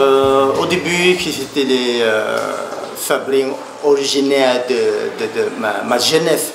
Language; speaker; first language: French; non-native, learner; Khmer